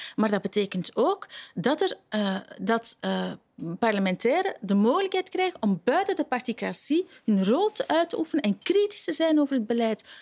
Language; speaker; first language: Dutch; native; Dutch